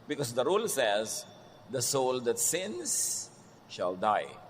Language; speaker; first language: English; non-native, local second language; Filipino